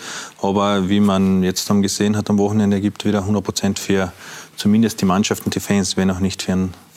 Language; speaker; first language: German; native; German